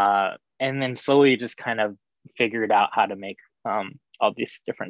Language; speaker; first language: English; native; English